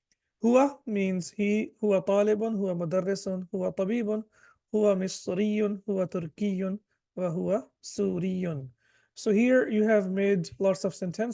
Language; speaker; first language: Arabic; non-native, fluent; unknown